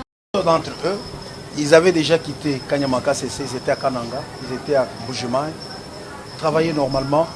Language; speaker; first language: French; non-native, local second language; Lingala